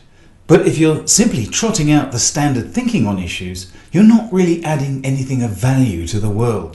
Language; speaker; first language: English; native; English